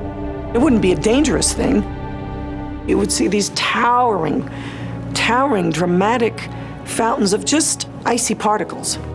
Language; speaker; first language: English; native; English